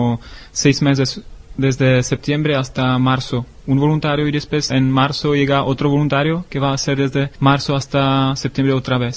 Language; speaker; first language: Spanish; non-native, learner; Czech